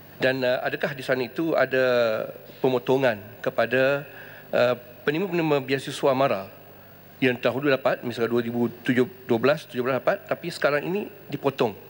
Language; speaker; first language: Malay; native; Malay